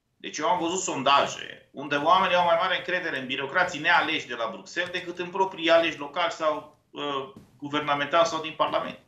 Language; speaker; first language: Romanian; native; Romanian